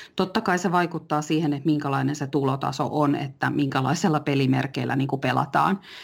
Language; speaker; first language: Finnish; native; Finnish